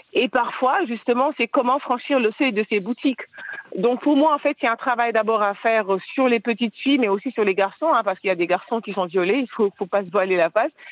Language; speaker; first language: French; non-native, local second language; Wolof